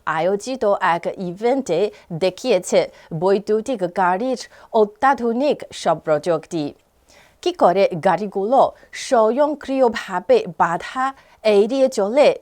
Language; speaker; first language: Bangla; non-native, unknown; Chinese